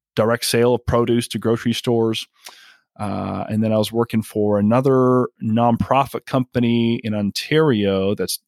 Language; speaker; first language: English; native; English